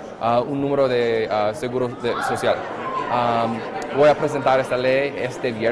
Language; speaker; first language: Spanish; early bilingual, other home language; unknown